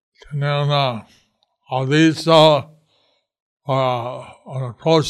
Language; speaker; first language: Spanish; non-native, learner; English